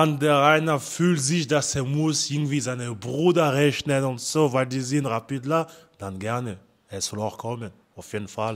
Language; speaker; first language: German; non-native, learner; French